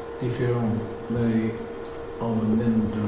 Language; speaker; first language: French; non-native, learner; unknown